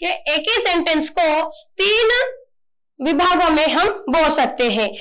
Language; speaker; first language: Hindi; non-native, local second language; Telugu